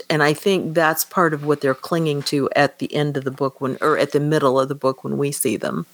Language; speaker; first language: English; native; English